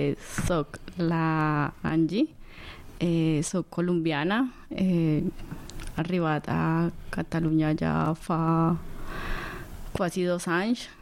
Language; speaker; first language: Catalan; non-native, learner; Spanish